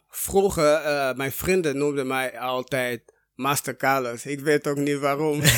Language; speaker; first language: Dutch; early bilingual, other home language; Portuguese